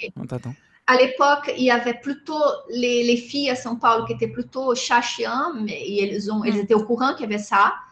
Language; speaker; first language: French; non-native, fluent; Portuguese